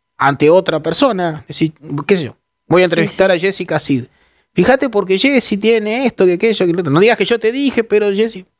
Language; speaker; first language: Spanish; native; Spanish